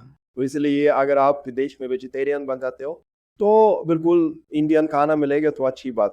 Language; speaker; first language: Hindi; non-native, fluent; Russian